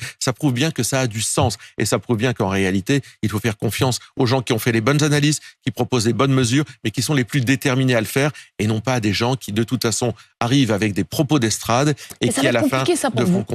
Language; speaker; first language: French; native; French